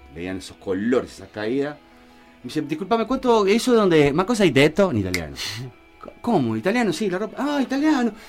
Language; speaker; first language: Spanish; native; Spanish